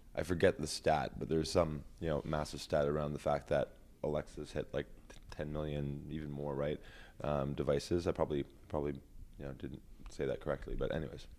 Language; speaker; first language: English; native; English